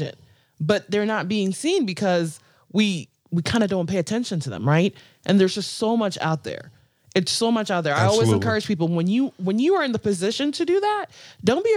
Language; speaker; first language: English; non-native, local second language; Akan